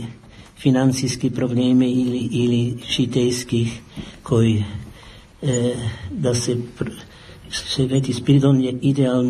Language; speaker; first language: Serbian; non-native, fluent; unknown